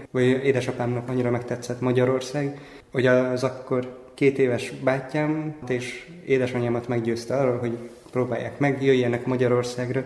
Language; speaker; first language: Hungarian; early bilingual, other home language; Japanese